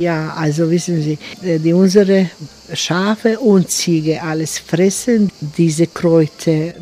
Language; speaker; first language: German; non-native, learner; Croatian